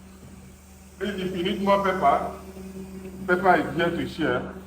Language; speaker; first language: English; non-native, fluent; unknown